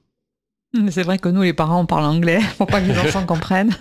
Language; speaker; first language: French; native; French